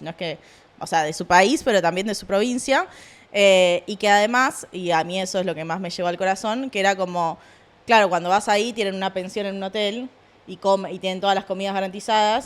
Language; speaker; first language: Spanish; native; Spanish